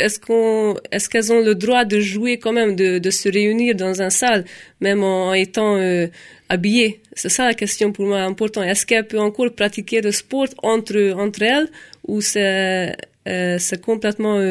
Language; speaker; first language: French; non-native, fluent; Hungarian